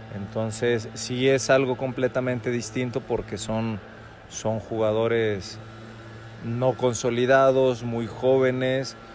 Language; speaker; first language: Spanish; native; Spanish